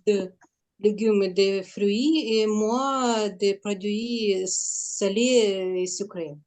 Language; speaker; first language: French; non-native, learner; Ukrainian